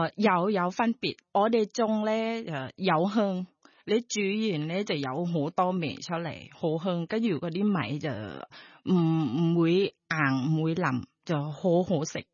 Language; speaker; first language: Cantonese; non-native, learner; Thai